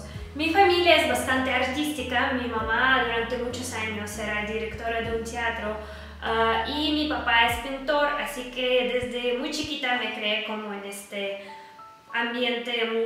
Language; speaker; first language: Spanish; non-native, fluent; Russian